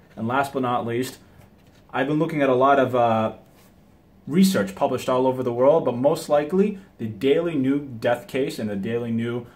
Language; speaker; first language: English; early bilingual, other home language; Japanese